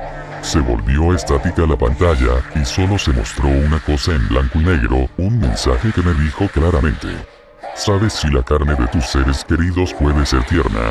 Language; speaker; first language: Spanish; native; Spanish